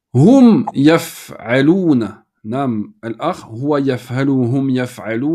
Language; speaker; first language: Arabic; non-native, fluent; French